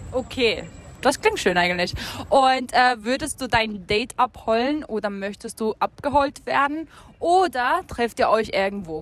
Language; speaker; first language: German; non-native, fluent; Spanish